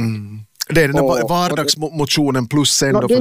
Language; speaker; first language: Swedish; native; Swedish